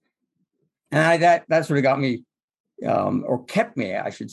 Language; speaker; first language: English; native; English